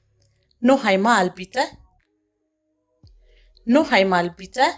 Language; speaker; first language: German; non-native, fluent; Amharic